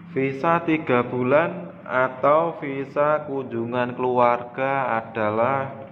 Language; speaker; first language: Indonesian; native; Indonesian